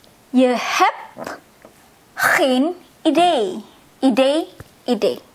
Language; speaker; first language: Dutch; non-native, fluent; Indonesian